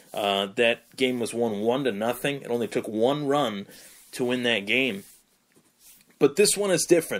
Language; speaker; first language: English; native; English